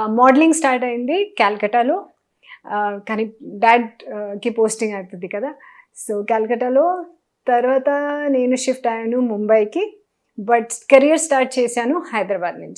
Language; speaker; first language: Telugu; non-native, learner; Hindi